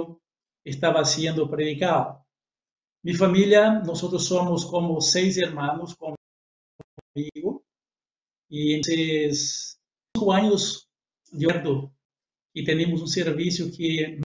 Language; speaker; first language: Spanish; non-native, fluent; Portuguese